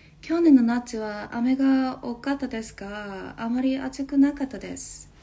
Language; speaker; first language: Japanese; non-native, learner; Korean